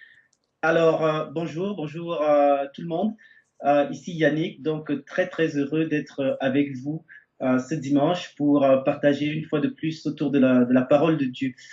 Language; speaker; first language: French; native; French